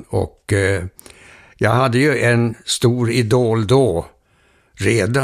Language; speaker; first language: Swedish; early bilingual, heritage; Swedish